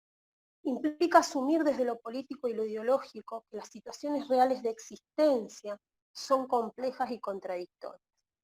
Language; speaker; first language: Spanish; native; Spanish